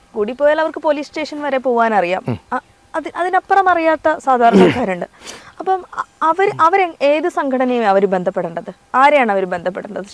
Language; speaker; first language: Malayalam; native; Malayalam